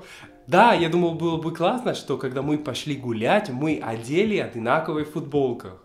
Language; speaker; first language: Russian; non-native, fluent; Spanish